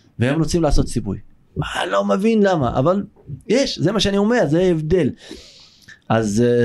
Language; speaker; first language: Hebrew; non-native, local second language; Arabic